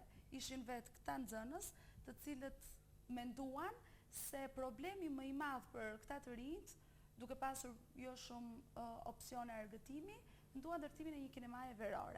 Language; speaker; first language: Albanian; native; Albanian